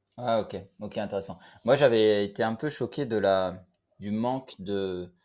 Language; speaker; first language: French; native; French